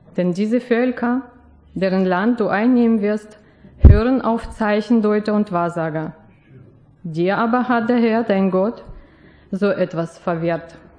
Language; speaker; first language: German; non-native, fluent; Russian